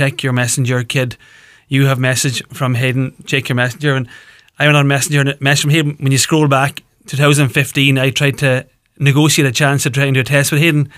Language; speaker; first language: English; native; English